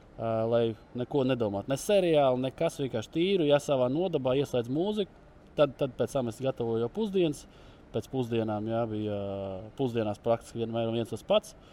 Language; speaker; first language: Latvian; native; Latvian